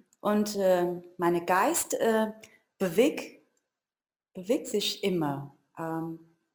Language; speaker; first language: German; non-native, learner; Chinese